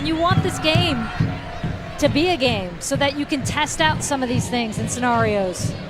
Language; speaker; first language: English; native; English